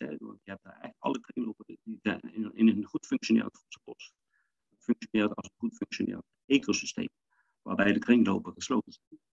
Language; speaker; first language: Dutch; native; Dutch